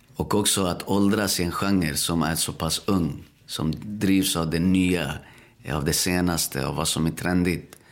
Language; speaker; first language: Swedish; early bilingual, other home language; Spanish